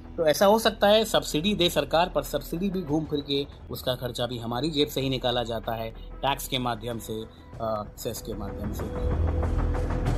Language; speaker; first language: Hindi; native; Hindi